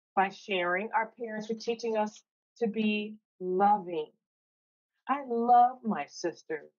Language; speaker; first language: English; native; English